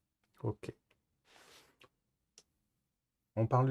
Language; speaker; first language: French; native; French